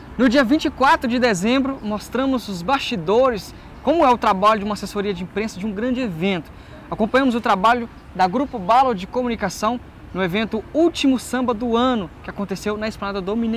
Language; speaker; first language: Portuguese; native; Portuguese